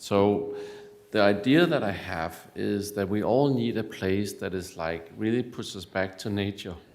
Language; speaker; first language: English; non-native, fluent; Danish